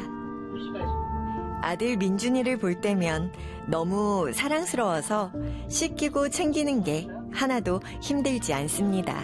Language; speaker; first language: Korean; native; Korean